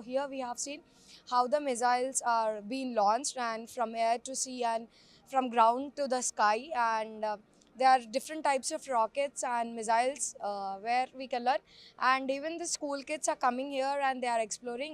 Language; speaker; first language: English; non-native, local second language; Telugu